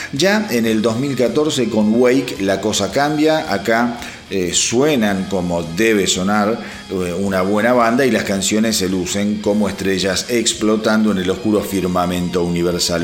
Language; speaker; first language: Spanish; native; Spanish